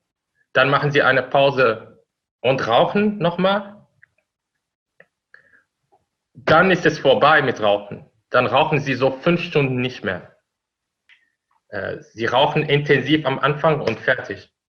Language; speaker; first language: German; non-native, fluent; Arabic